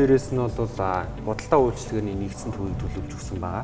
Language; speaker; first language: Mongolian; native; Mongolian